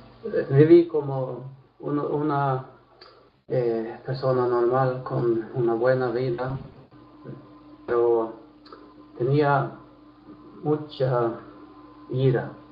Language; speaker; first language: Spanish; non-native, learner; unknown